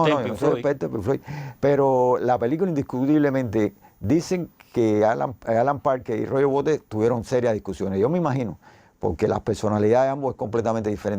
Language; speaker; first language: Spanish; native; Spanish